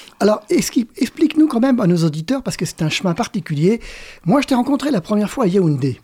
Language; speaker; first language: French; native; French